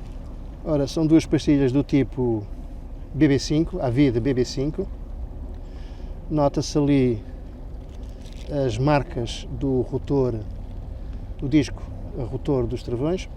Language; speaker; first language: Portuguese; native; Portuguese